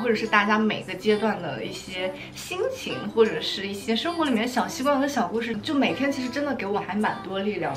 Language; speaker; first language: Chinese; native; Chinese